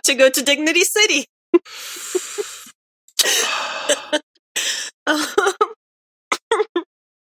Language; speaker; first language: English; non-native, fluent; Russian